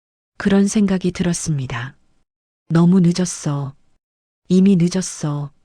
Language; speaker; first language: Korean; native; Korean